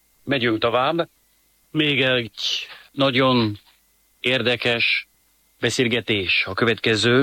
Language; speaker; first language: Hungarian; non-native, fluent; French